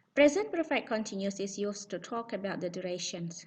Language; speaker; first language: English; non-native, fluent; Indonesian